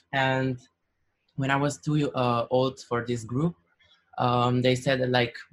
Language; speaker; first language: English; non-native, learner; Slovenian